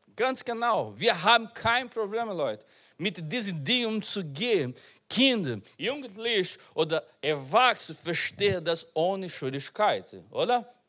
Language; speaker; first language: German; non-native, learner; Portuguese